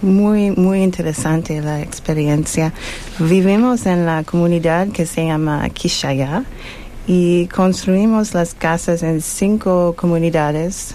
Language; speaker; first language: Spanish; non-native, learner; English